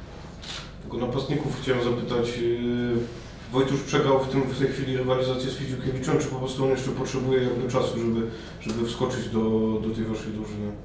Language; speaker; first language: Polish; native; Polish